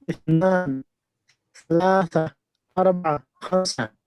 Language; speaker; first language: Arabic; non-native, learner; Urdu